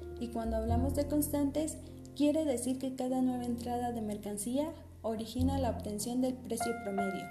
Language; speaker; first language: Spanish; native; Spanish